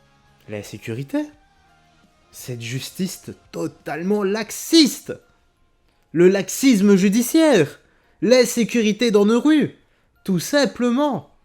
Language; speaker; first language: French; native; French